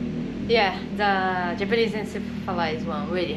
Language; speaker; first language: English; non-native, fluent; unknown